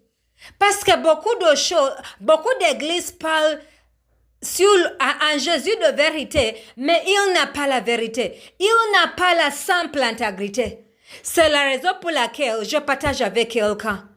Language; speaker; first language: French; non-native, learner; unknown